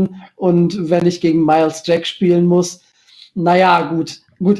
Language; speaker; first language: German; native; German